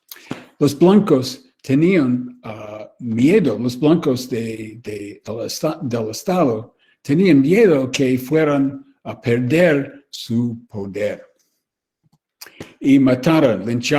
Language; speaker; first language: Spanish; non-native, learner; English